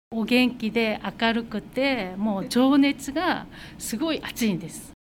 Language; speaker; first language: Japanese; non-native, fluent; Korean